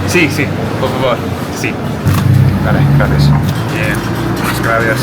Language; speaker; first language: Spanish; non-native, learner; English